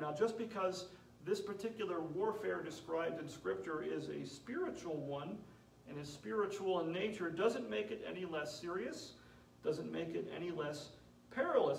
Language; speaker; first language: English; native; English